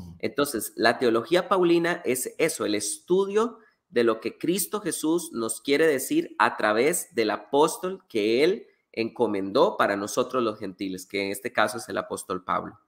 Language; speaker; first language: Spanish; native; Spanish